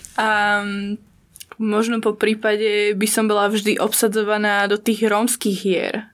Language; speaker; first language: Slovak; native; Slovak